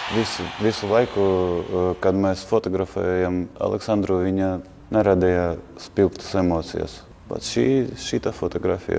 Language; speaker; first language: Latvian; non-native, local second language; Russian